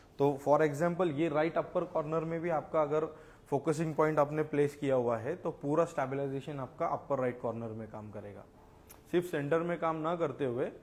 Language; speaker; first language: Hindi; non-native, local second language; Marathi